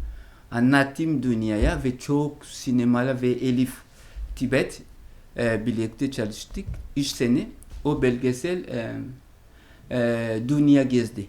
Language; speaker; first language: Turkish; non-native, learner; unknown